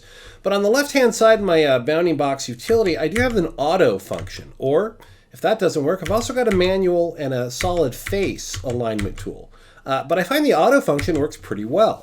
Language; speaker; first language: English; native; English